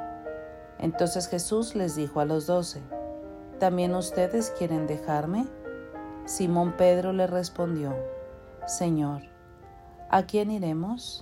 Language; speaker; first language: Spanish; native; Spanish